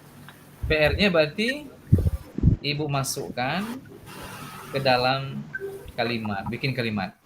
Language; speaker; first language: Indonesian; native; Indonesian